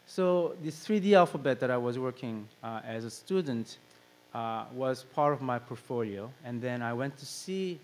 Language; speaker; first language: English; non-native, fluent; Korean